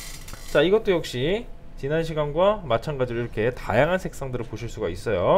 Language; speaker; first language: Korean; native; Korean